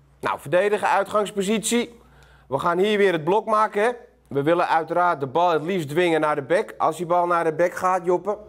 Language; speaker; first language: Dutch; native; Dutch